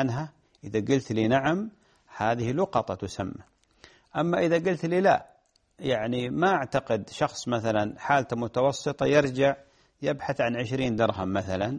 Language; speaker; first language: Arabic; native; Arabic